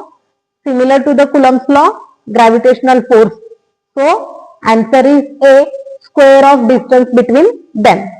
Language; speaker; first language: English; non-native, local second language; Marathi